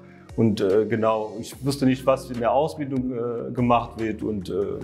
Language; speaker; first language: German; non-native, fluent; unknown